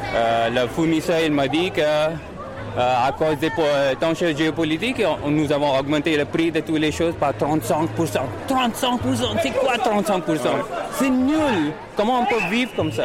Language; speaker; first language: French; non-native, fluent; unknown